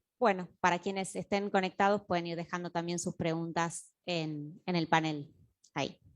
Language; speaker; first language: Spanish; native; Spanish